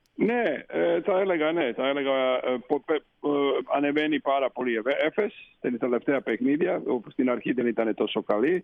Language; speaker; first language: Greek; non-native, fluent; Slovenian